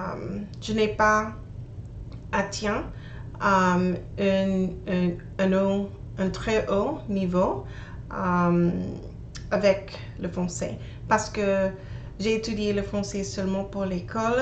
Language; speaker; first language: French; non-native, learner; English